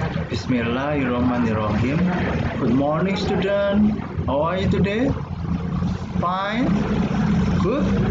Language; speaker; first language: English; non-native, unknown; Indonesian